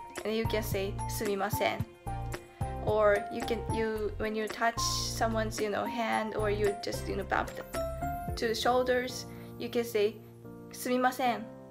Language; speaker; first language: English; non-native, fluent; Japanese